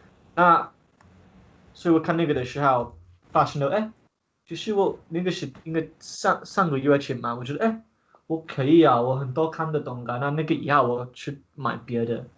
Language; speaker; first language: Chinese; non-native, learner; English